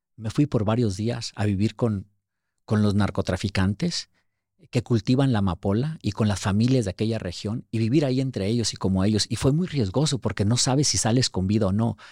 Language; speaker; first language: Spanish; native; Spanish